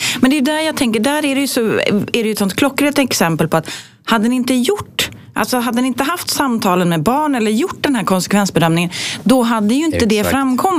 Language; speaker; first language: Swedish; native; Swedish